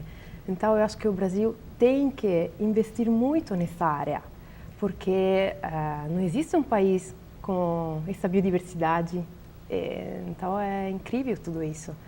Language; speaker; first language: Portuguese; non-native, learner; Italian